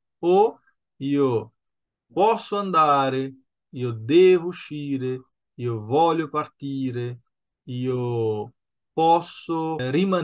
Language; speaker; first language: Italian; non-native, fluent; Portuguese